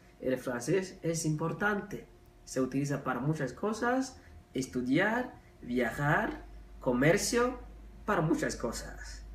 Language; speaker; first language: Spanish; non-native, fluent; French